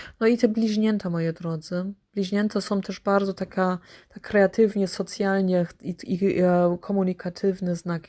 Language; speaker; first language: Polish; early bilingual, heritage; Polish